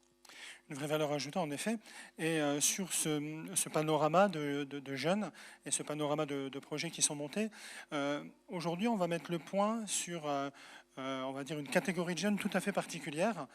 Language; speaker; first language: French; native; French